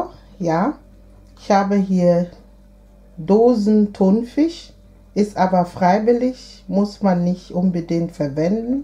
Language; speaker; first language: German; non-native, fluent; Akan